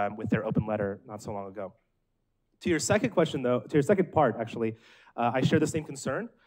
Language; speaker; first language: English; native; English